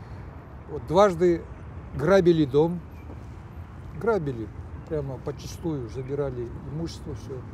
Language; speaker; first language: Russian; native; Russian